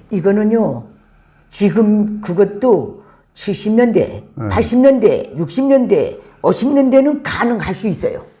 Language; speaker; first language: Korean; native; Korean